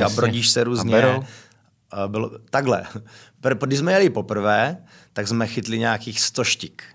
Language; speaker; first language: Czech; native; Czech